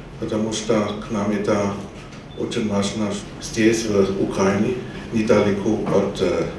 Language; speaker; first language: Russian; non-native, learner; German